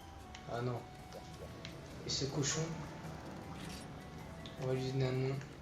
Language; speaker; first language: French; native; French